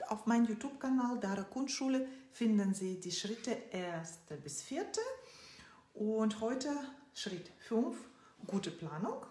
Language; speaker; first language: German; non-native, fluent; Russian